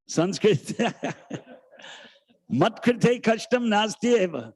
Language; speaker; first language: Hindi; non-native, fluent; English